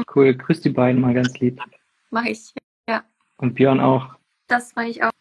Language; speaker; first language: German; non-native, fluent; Czech